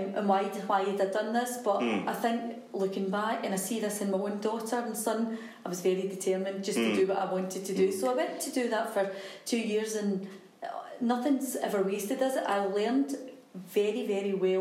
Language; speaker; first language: English; native; English